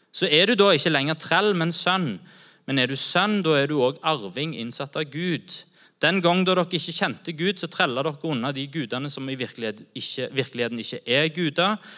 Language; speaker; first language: Norwegian; native; Norwegian